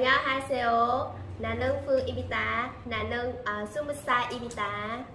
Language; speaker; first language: Korean; non-native, learner; Vietnamese